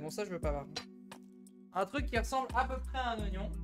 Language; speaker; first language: French; native; French